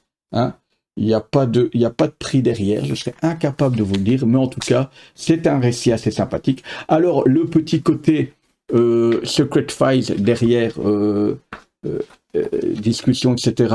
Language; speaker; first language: French; native; French